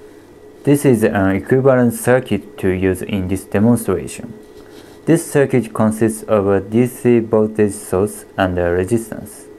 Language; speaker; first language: English; non-native, fluent; Japanese